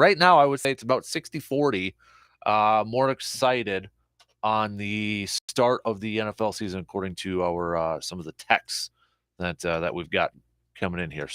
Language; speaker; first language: English; native; English